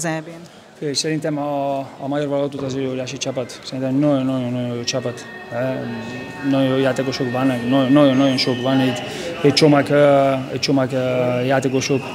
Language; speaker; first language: Hungarian; non-native, local second language; Spanish